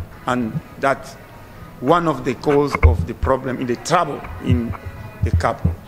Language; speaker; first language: English; non-native, fluent; Swahili